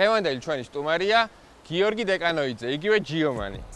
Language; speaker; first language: Georgian; native; Georgian